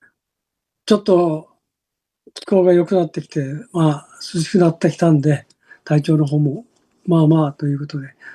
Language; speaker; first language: Japanese; native; Japanese